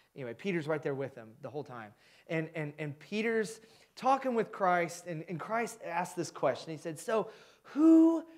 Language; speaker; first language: English; native; English